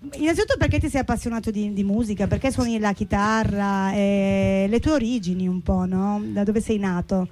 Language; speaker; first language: Italian; native; Italian